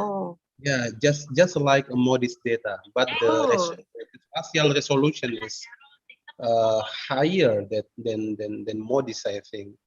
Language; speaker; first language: English; non-native, fluent; Indonesian